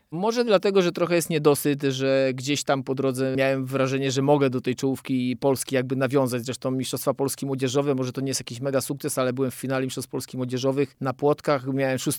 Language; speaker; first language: Polish; native; Polish